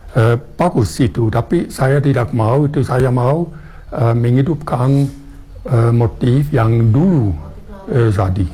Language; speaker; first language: Indonesian; non-native, fluent; German